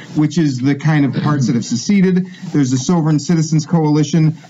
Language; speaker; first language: English; native; English